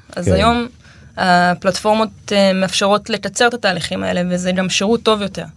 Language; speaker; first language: Hebrew; native; Hebrew